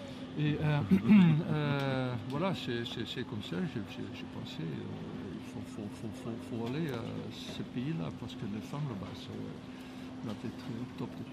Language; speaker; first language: French; non-native, fluent; Dutch